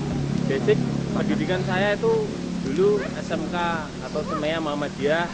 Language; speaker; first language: Indonesian; non-native, local second language; Javanese